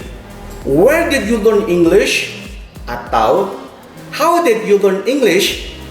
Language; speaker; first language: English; non-native, fluent; Indonesian